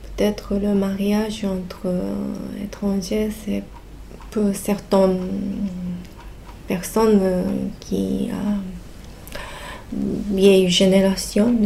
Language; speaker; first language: French; non-native, learner; Japanese